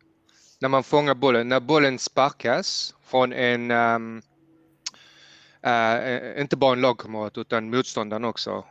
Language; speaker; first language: Swedish; early bilingual, heritage; Swedish